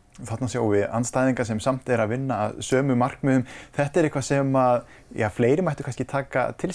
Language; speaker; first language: Icelandic; native; Icelandic